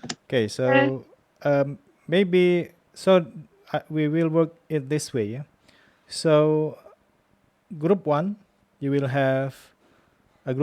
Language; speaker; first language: English; non-native, fluent; Indonesian